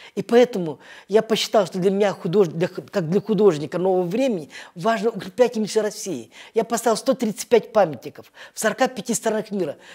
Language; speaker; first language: Russian; native; Russian